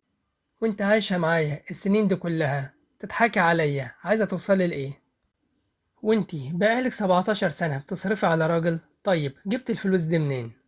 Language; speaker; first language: Arabic; native; Arabic